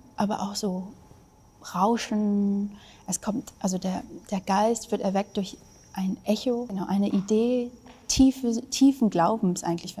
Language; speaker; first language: German; early bilingual, other home language; Vietnamese